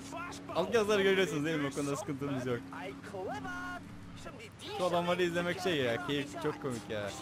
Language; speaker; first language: Turkish; native; Turkish